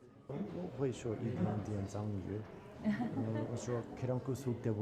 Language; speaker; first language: Chinese; non-native, learner; English